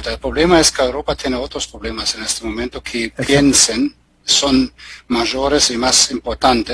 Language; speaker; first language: Spanish; non-native, fluent; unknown